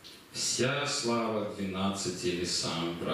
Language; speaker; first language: Russian; native; Russian